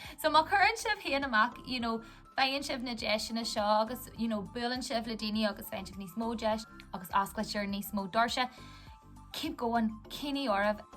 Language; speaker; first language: Irish; non-native, local second language; English